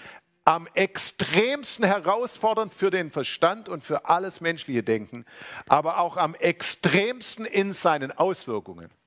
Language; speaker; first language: German; native; German